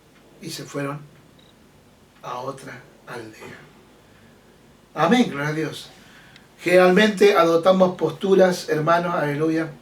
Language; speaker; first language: Spanish; native; Spanish